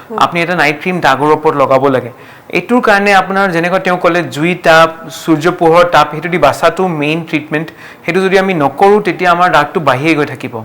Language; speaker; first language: Assamese; non-native, local second language; Marwari